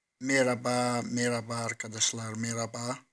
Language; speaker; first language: Turkish; non-native, fluent; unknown